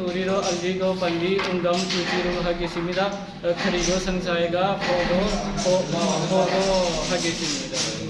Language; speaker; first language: Korean; non-native, learner; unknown